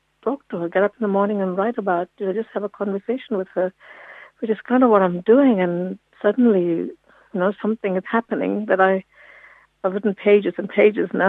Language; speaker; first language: English; native; English